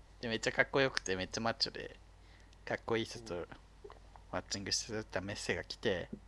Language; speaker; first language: Japanese; native; Japanese